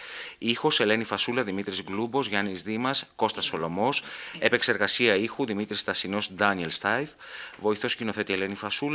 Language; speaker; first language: Greek; native; Greek